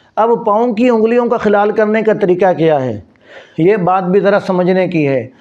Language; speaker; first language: Urdu; non-native, local second language; Punjabi